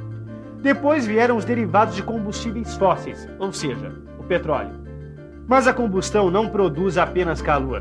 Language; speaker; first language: Portuguese; native; Portuguese